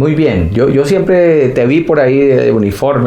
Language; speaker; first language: Spanish; native; Spanish